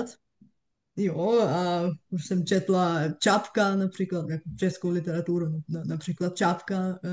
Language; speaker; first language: Czech; non-native, fluent; Bulgarian